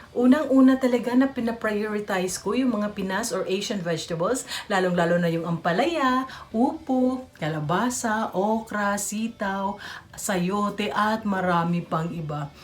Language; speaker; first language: Filipino; native; Filipino